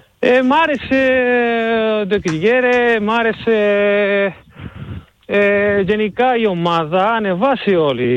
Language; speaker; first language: Greek; non-native, learner; Spanish